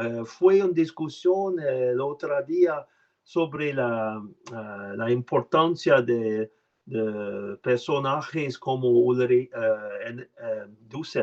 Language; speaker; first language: Spanish; non-native, learner; French